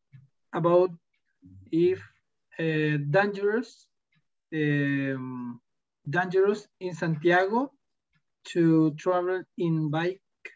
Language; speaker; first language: English; non-native, learner; Spanish